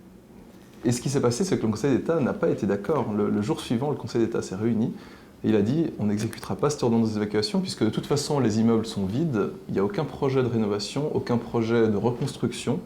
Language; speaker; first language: French; native; French